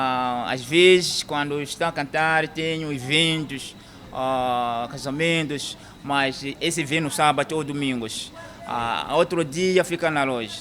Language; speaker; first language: Portuguese; non-native, learner; Kinyarwanda